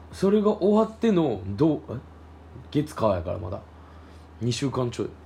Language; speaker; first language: Japanese; native; Japanese